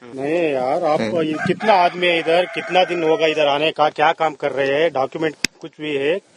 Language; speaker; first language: Hindi; non-native, local second language; Kannada